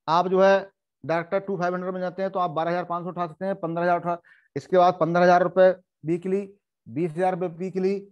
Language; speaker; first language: Hindi; native; Hindi